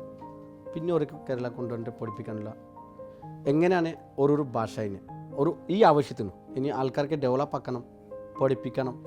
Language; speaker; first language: Malayalam; non-native, local second language; Assamese